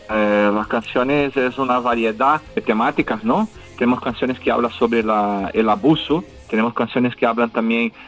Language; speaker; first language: Spanish; non-native, fluent; Portuguese